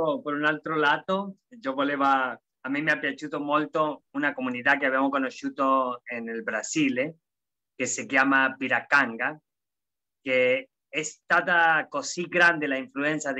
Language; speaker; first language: Italian; non-native, fluent; Spanish